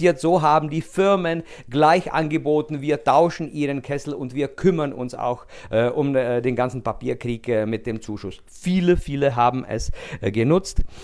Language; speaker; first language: German; non-native, fluent; Czech